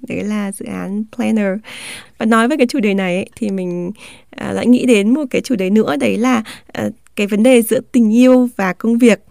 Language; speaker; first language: Vietnamese; native; Vietnamese